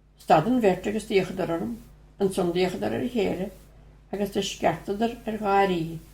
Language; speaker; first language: Irish; native; Irish